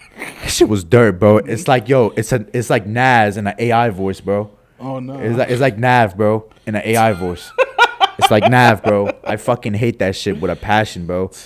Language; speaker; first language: English; native; English